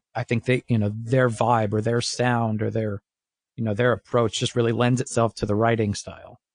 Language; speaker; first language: English; native; English